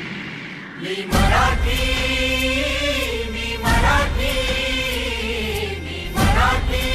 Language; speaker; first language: Marathi; non-native, learner; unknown